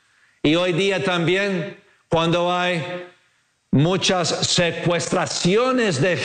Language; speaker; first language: Spanish; non-native, fluent; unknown